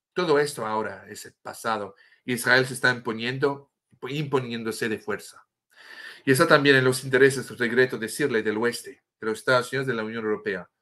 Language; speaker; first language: Spanish; non-native, fluent; French